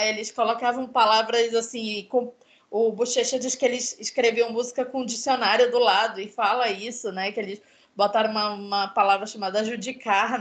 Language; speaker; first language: Portuguese; native; Portuguese